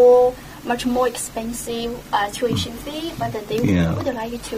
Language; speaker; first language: English; non-native, local second language; Chinese